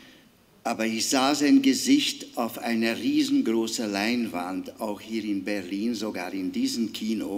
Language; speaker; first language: German; non-native, fluent; Hungarian